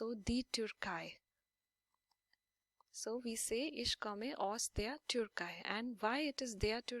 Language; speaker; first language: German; non-native, fluent; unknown